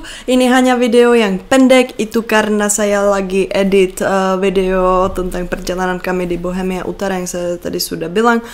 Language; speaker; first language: Indonesian; non-native, fluent; Czech